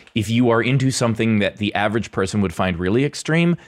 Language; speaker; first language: English; native; English